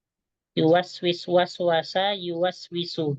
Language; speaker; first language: Arabic; non-native, fluent; Indonesian